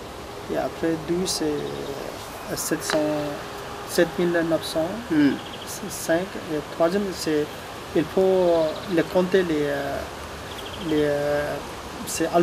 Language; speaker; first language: French; non-native, learner; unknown